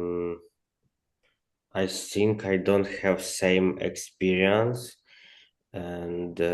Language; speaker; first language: English; non-native, learner; Ukrainian